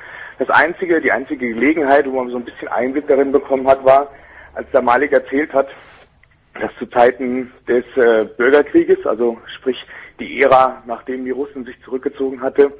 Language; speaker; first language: German; native; German